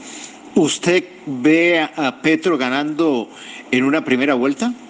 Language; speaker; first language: Spanish; native; Spanish